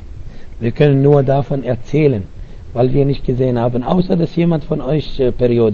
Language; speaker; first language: German; non-native, learner; Arabic